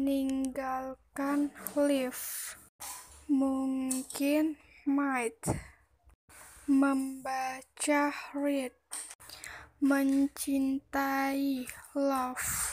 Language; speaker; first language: Indonesian; native; Indonesian